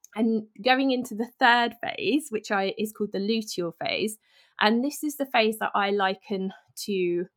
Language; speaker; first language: English; native; English